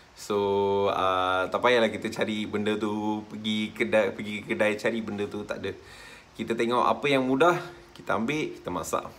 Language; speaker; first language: Malay; non-native, local second language; Tamil